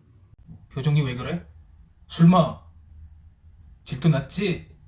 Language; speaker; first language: Korean; non-native, fluent; Filipino